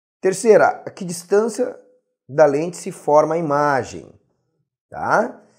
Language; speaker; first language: Portuguese; native; Portuguese